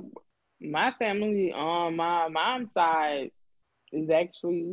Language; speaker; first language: English; native; English